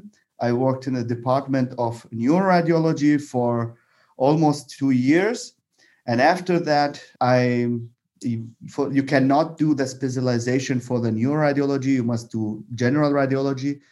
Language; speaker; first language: English; non-native, fluent; Arabic